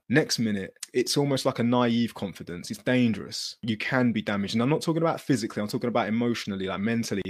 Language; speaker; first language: English; native; English